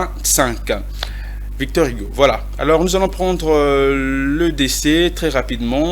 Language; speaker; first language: French; non-native, local second language; Lingala